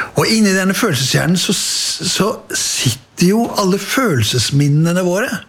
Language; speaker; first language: Norwegian; native; Norwegian